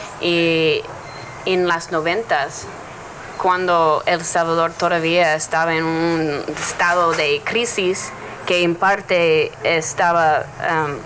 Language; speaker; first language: Spanish; non-native, learner; English